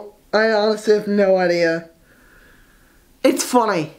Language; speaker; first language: English; native; English